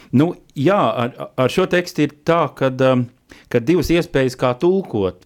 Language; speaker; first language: Latvian; native; Latvian